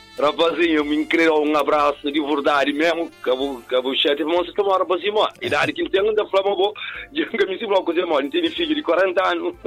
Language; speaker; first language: Portuguese; non-native, local second language; Kabuverdianu